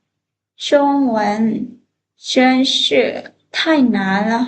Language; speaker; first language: Chinese; non-native, fluent; Lao